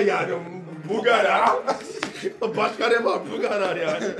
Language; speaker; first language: Turkish; non-native, learner; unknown